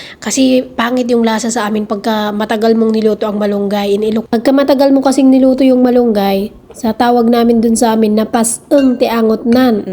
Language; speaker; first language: Filipino; non-native, local second language; Iloko